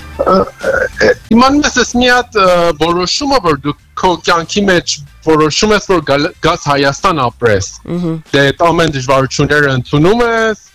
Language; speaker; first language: Armenian; early bilingual, heritage; Armenian